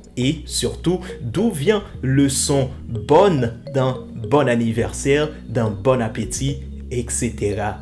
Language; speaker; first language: French; non-native, local second language; Haitian Creole